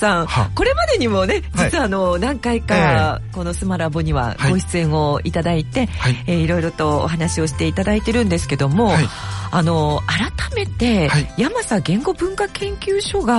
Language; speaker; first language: Japanese; native; Japanese